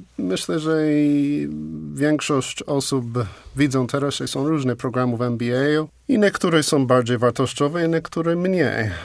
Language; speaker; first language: Polish; non-native, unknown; English